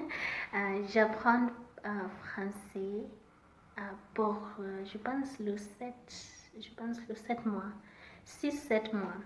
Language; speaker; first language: French; non-native, learner; Southern Sotho